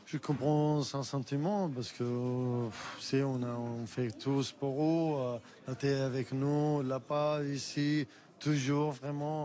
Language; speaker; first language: French; non-native, learner; Arabic